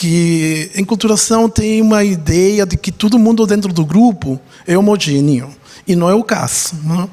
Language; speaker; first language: Portuguese; non-native, fluent; Spanish